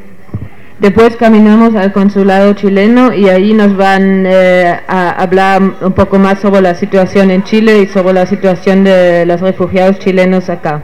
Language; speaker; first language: Spanish; non-native, fluent; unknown